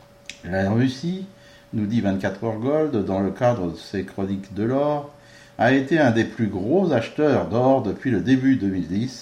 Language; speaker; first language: French; native; French